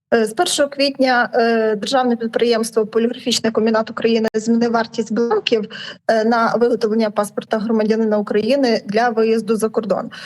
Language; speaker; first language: Ukrainian; native; Ukrainian